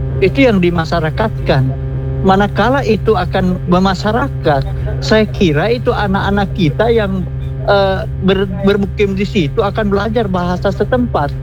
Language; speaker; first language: Indonesian; non-native, local second language; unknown